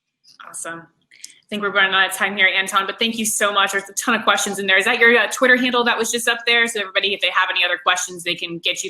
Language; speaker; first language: English; native; English